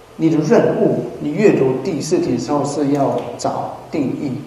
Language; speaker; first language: Chinese; non-native, fluent; English